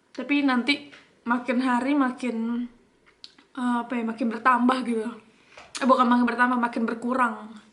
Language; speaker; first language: Indonesian; native; Indonesian